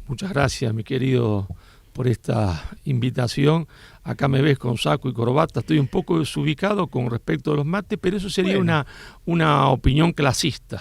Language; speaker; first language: Spanish; native; Spanish